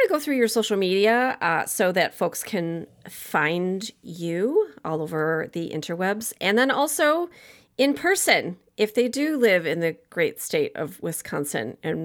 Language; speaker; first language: English; native; English